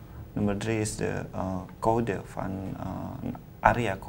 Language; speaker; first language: Dutch; non-native, learner; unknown